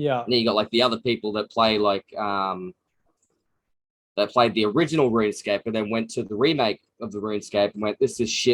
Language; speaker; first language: English; native; English